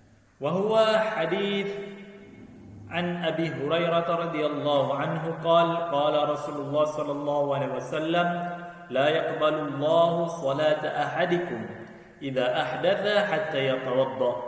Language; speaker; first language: Arabic; non-native, fluent; Indonesian